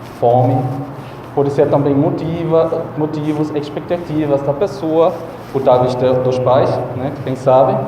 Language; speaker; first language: Portuguese; non-native, fluent; German